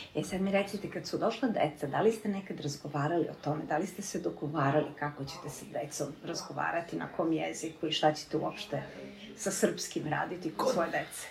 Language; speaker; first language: Serbian; native; Serbian